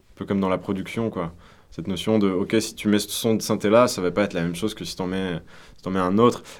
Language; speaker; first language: French; native; French